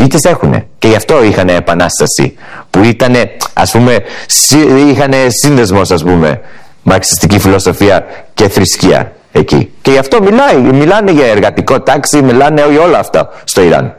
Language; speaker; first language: Greek; early bilingual, heritage; English